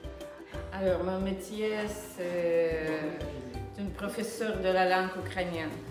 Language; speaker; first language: French; non-native, learner; Ukrainian